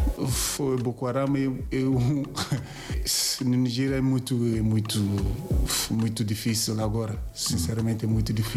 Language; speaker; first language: Portuguese; non-native, learner; Yoruba